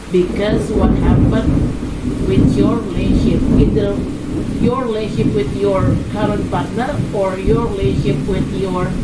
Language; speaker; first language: English; non-native, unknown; Indonesian